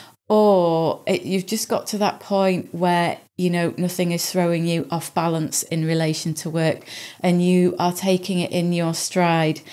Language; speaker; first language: English; native; English